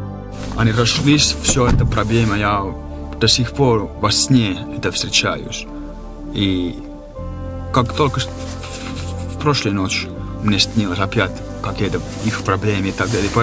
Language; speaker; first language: Russian; non-native, fluent; Finnish